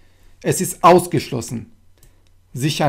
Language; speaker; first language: German; non-native, fluent; Persian